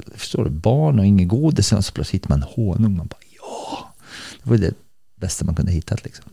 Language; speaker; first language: Swedish; early bilingual, other home language; Bosnian